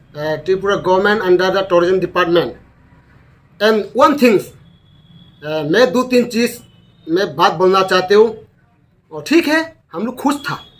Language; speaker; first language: Hindi; non-native, local second language; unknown